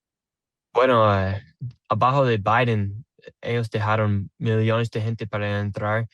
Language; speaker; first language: Spanish; non-native, learner; English